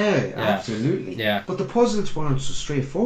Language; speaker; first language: English; native; English